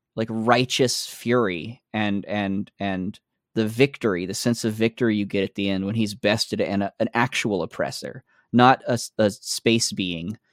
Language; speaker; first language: English; native; English